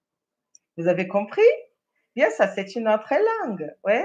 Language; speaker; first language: French; non-native, fluent; Portuguese